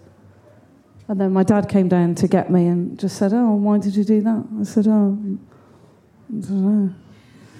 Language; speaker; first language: English; native; English